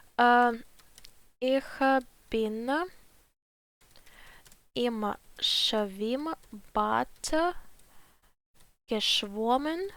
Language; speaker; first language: German; non-native, fluent; Ukrainian